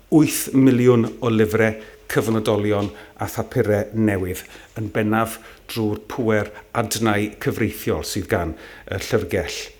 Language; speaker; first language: Welsh; native; Welsh